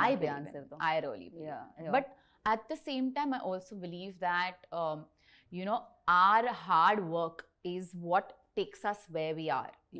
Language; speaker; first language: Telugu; non-native, learner; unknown